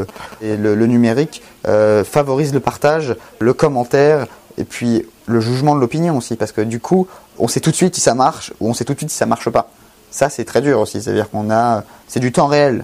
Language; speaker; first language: French; native; French